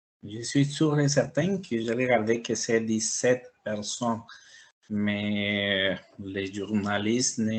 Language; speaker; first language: French; non-native, learner; Spanish